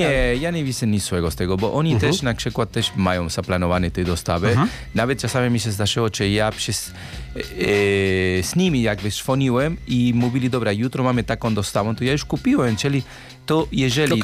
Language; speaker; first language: Polish; non-native, learner; Spanish